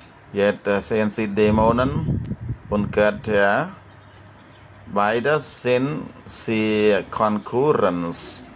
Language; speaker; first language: German; non-native, learner; Khmer